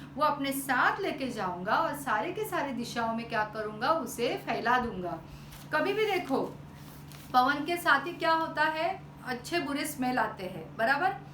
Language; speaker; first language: Hindi; non-native, local second language; Marathi